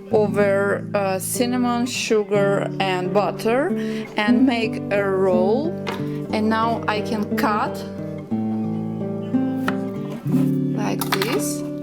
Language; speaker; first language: English; non-native, learner; Russian